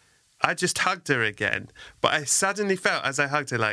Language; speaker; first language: English; native; English